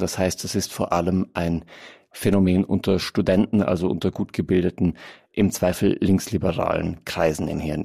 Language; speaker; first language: German; native; German